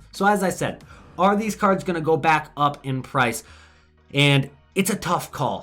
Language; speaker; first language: English; native; English